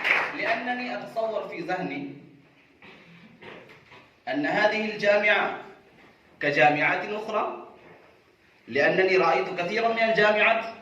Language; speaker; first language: Arabic; non-native, fluent; Urdu